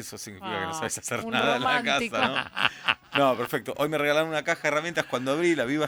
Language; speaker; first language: Spanish; native; Spanish